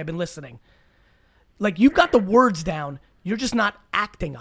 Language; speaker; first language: English; early bilingual, other home language; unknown